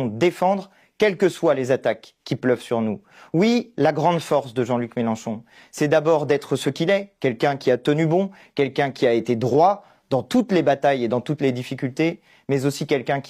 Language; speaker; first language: French; native; French